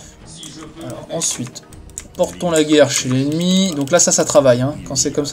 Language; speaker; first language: French; native; French